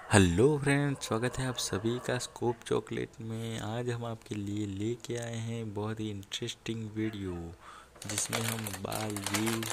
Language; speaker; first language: Hindi; native; Hindi